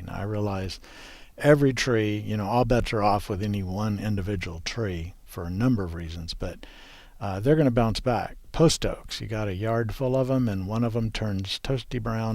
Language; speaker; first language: English; native; English